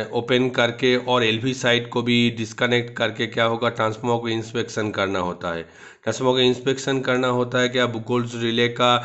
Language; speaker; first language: Hindi; non-native, local second language; Bangla